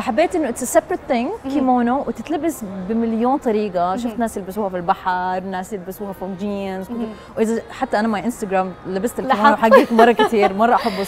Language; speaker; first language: Arabic; native; Arabic